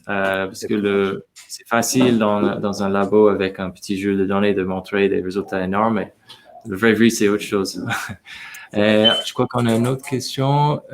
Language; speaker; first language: French; non-native, fluent; English